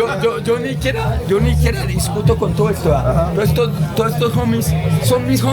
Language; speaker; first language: Spanish; native; Spanish